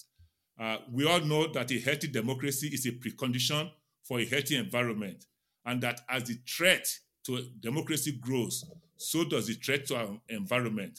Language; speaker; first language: English; non-native, local second language; Yoruba